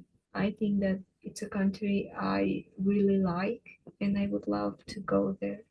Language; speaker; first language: English; non-native, fluent; Spanish